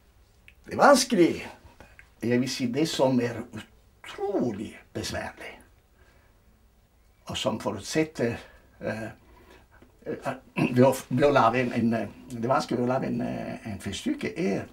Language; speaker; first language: Norwegian; non-native, fluent; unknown